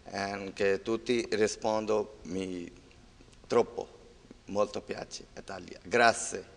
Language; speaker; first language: Italian; non-native, learner; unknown